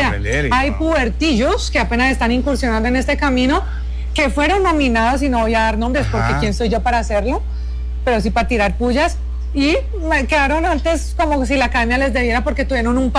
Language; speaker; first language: Spanish; native; Spanish